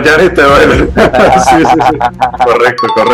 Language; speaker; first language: Spanish; native; Spanish